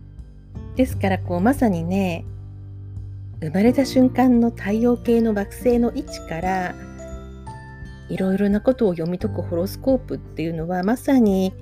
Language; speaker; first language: Japanese; native; Japanese